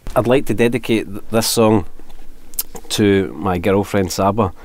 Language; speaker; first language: English; native; English